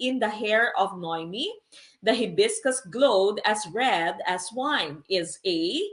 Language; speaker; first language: English; non-native, local second language; Filipino